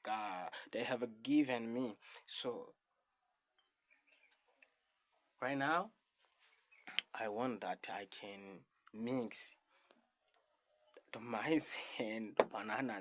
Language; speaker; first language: English; non-native, learner; Rundi